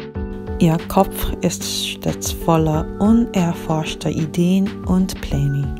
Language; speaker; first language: German; non-native, fluent; Korean